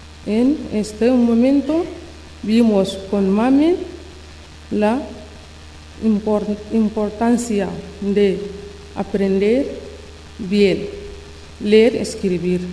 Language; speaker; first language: Spanish; non-native, learner; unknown